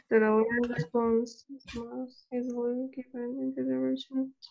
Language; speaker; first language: English; non-native, fluent; Spanish